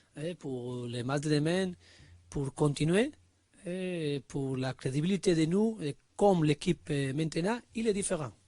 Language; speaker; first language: French; non-native, learner; Spanish